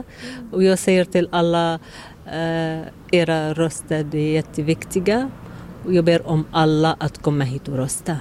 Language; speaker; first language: Swedish; non-native, learner; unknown